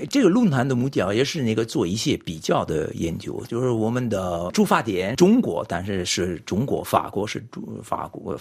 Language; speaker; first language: Chinese; non-native, fluent; French